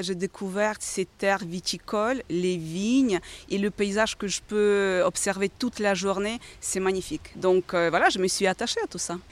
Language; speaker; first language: French; non-native, fluent; Ukrainian